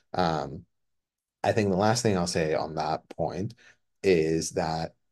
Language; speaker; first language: English; non-native, fluent; Spanish